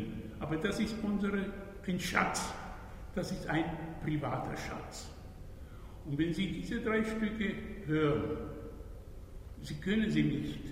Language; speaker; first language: German; non-native, fluent; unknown